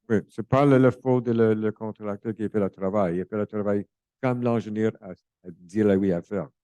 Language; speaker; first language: French; non-native, local second language; English